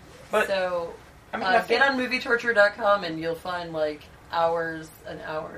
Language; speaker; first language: English; native; English